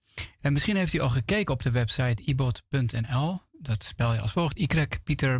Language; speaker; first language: Dutch; native; Dutch